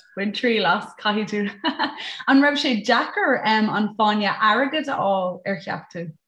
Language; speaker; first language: Irish; non-native, local second language; English